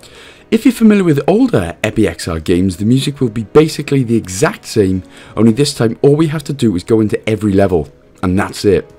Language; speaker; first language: English; native; English